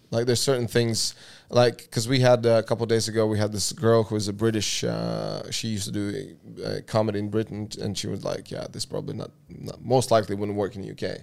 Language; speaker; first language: English; non-native, fluent; Russian